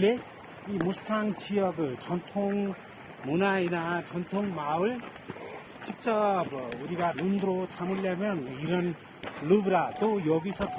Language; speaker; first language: Korean; non-native, fluent; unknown